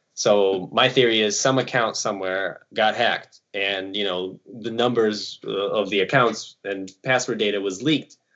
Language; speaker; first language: English; early bilingual, other home language; Ukrainian